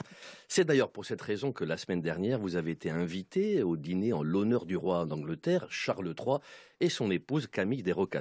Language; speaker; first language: French; native; French